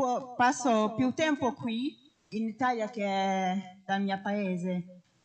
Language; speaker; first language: Italian; non-native, fluent; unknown